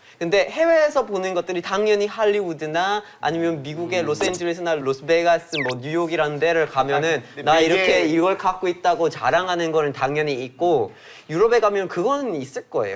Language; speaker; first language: Korean; non-native, fluent; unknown